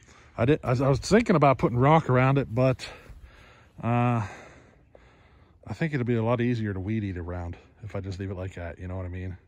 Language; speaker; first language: English; native; English